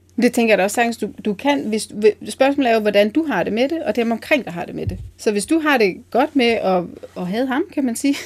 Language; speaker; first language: Danish; native; Danish